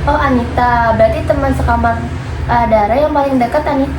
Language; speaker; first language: Indonesian; native; Indonesian